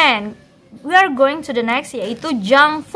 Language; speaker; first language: English; non-native, fluent; Indonesian